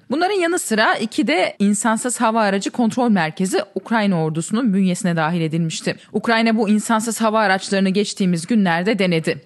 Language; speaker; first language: Turkish; native; Turkish